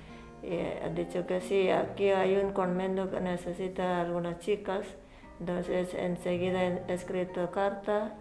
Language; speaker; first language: Spanish; non-native, learner; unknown